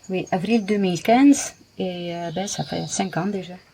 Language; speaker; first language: French; non-native, fluent; Dutch